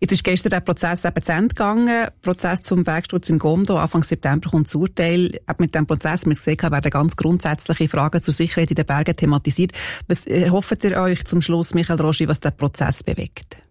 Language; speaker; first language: German; native; German